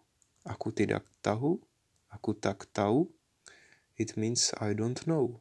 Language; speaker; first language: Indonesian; non-native, learner; Czech